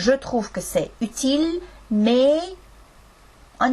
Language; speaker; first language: French; non-native, fluent; Estonian